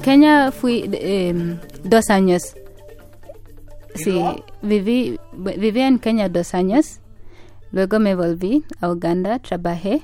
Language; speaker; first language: Spanish; non-native, fluent; Ganda